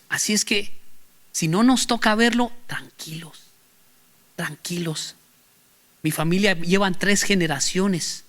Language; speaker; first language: Spanish; native; Spanish